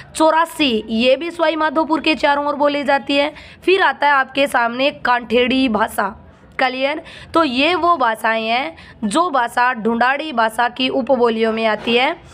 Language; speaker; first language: Hindi; native; Hindi